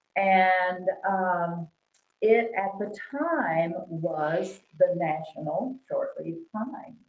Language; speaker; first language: English; native; English